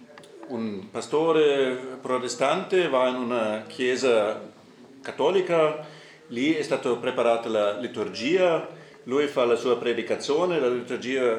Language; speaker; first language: Italian; non-native, fluent; German